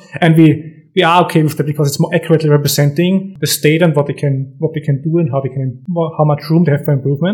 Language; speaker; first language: English; non-native, fluent; German